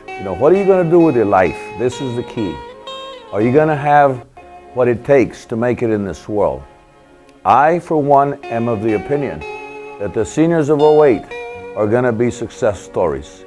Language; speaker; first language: English; early bilingual, other home language; Spanish